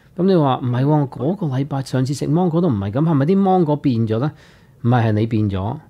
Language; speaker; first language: Cantonese; native; Cantonese